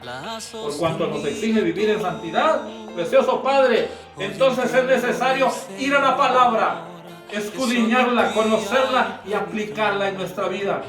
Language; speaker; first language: Spanish; native; Spanish